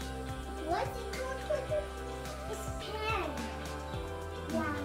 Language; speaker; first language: English; early bilingual, other home language; Bangla